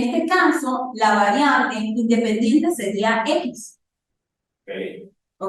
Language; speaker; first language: Spanish; native; Spanish